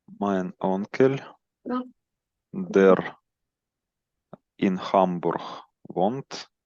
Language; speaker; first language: German; non-native, learner; Ukrainian